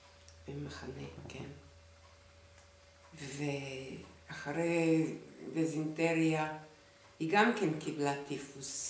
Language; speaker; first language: Hebrew; non-native, fluent; Hungarian